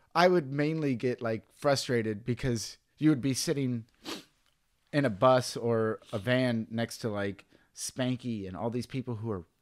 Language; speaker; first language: English; native; English